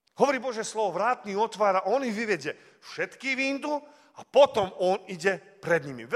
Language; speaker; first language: Slovak; early bilingual, heritage; Slovak